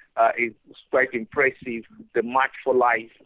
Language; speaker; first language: English; non-native, local second language; Igbo